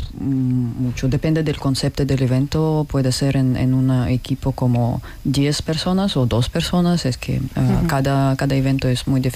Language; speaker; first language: Spanish; non-native, learner; Russian